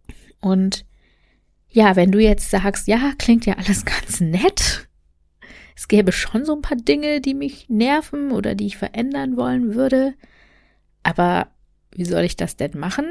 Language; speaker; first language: German; native; German